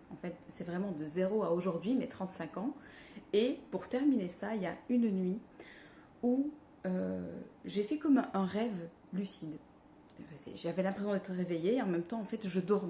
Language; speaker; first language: French; native; French